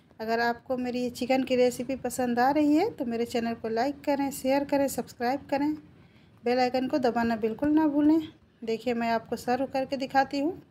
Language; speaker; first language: Hindi; native; Hindi